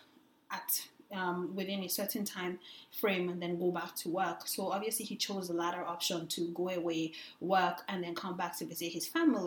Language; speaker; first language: English; non-native, local second language; Yoruba